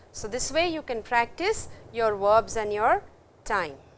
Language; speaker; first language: English; non-native, local second language; Hindi